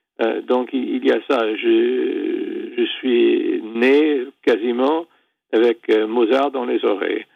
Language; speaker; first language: French; non-native, fluent; English